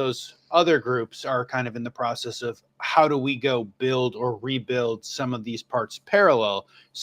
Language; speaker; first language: English; native; English